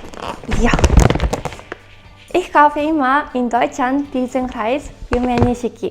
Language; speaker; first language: German; non-native, fluent; Japanese